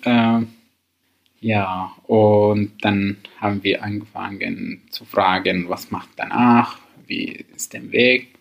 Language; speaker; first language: German; non-native, learner; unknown